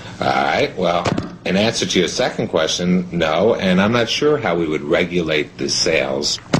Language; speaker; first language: English; native; English